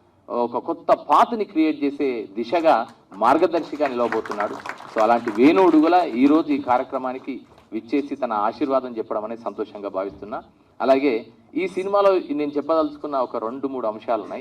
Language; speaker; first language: Telugu; native; Telugu